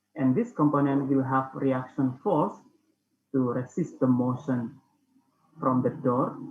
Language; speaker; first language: English; non-native, fluent; Indonesian